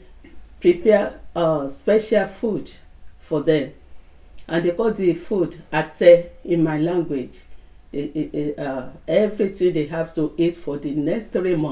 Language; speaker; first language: English; non-native, local second language; Yoruba